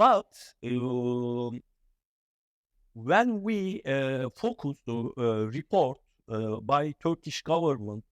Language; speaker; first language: English; non-native, fluent; Turkish